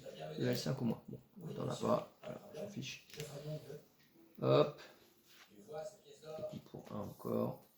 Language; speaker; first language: French; native; French